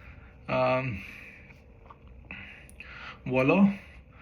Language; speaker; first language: French; non-native, learner; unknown